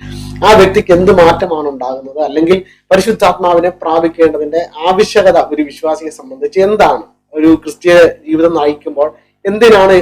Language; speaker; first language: Malayalam; native; Malayalam